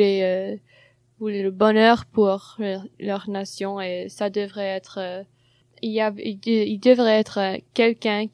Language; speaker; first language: French; non-native, fluent; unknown